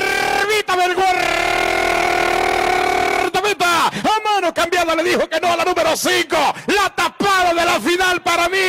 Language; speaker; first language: Spanish; native; Spanish